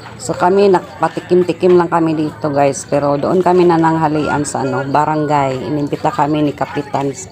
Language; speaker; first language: Filipino; non-native, local second language; Cebuano